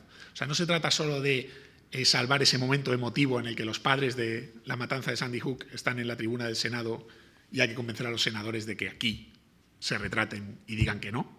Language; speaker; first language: Spanish; native; Spanish